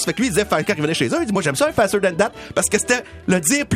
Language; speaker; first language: French; native; French